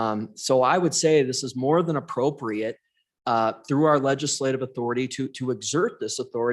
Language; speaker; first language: English; native; English